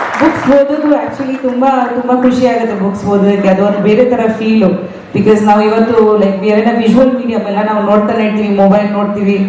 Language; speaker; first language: Kannada; non-native, fluent; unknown